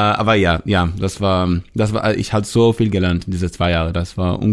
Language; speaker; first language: German; non-native, learner; Hebrew